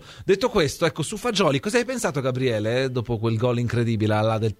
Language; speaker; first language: Italian; native; Italian